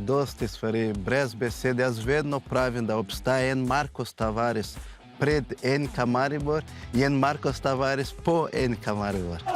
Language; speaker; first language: Slovenian; non-native, fluent; Portuguese